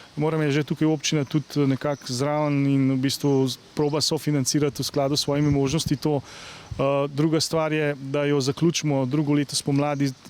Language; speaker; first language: Slovenian; native; Slovenian